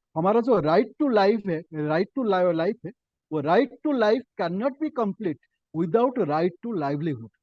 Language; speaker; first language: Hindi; non-native, local second language; Odia